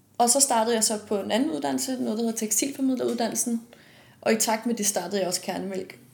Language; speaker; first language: Danish; native; Danish